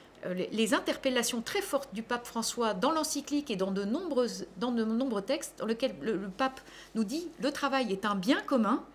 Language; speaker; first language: French; native; French